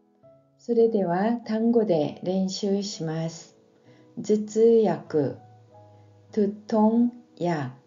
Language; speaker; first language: Japanese; non-native, fluent; Korean